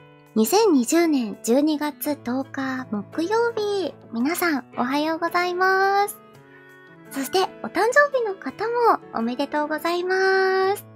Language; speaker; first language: Japanese; native; Japanese